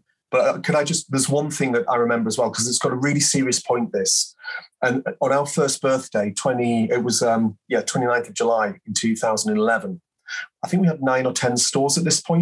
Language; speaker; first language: English; native; English